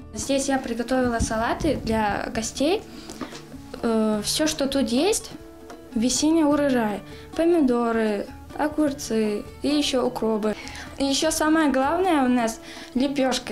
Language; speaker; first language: Russian; non-native, learner; Persian